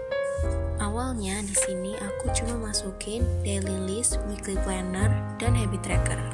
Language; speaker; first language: Indonesian; native; Indonesian